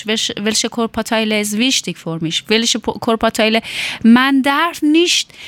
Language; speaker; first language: German; non-native, learner; Persian